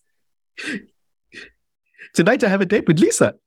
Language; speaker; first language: English; native; English